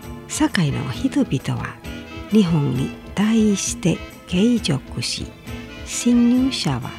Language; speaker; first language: Japanese; non-native, fluent; Indonesian